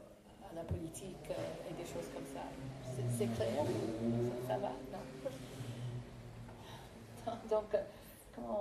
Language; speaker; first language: French; non-native, fluent; English